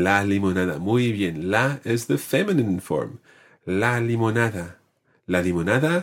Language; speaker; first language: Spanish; non-native, fluent; English